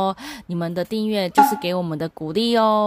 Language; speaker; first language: Chinese; native; Chinese